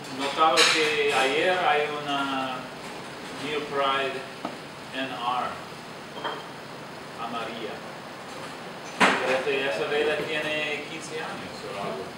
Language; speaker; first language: Spanish; non-native, learner; English